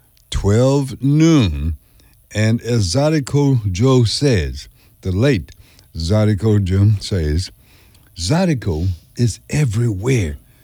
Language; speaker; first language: English; early bilingual, other home language; French